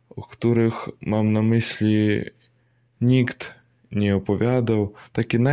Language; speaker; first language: Polish; non-native, learner; Russian